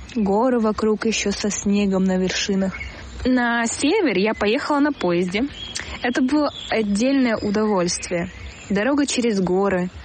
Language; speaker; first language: Russian; native; Russian